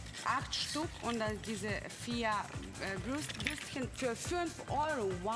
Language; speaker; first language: German; non-native, fluent; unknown